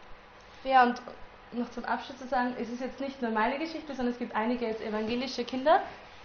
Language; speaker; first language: German; native; German